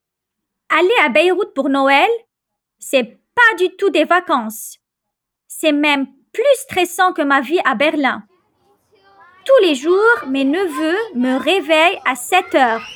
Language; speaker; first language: French; non-native, local second language; Arabic